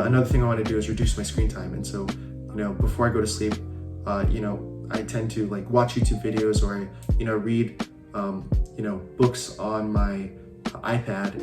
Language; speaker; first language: English; early bilingual, other home language; Chinese